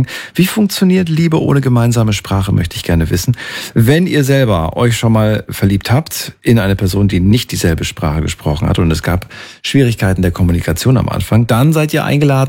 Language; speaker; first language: German; native; German